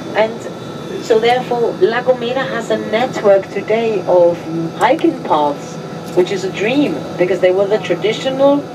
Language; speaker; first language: English; non-native, fluent; Spanish